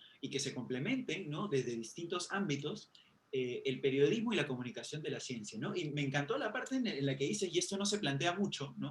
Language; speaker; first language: Spanish; native; Spanish